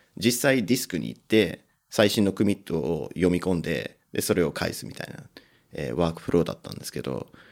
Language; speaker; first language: Japanese; non-native, fluent; English